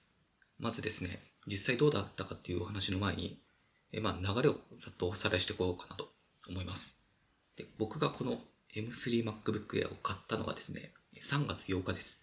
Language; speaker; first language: Japanese; native; Japanese